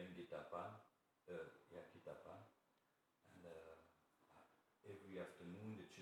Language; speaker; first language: English; non-native, fluent; Arabic